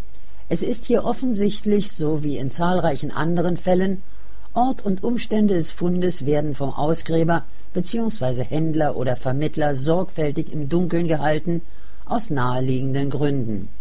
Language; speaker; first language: German; native; German